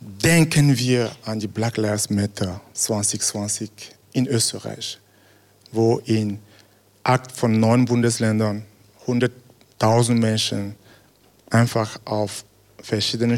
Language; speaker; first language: German; non-native, fluent; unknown